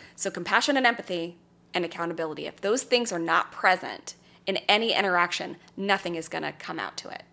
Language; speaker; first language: English; native; English